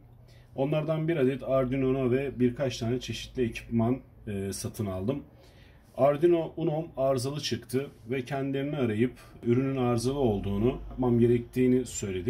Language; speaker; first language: Turkish; native; Turkish